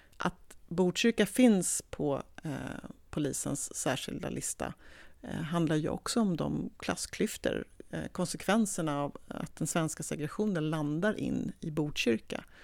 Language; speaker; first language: Swedish; native; Swedish